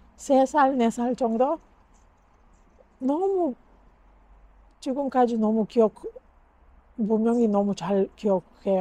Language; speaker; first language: Korean; non-native, learner; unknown